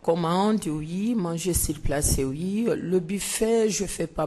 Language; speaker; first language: French; non-native, learner; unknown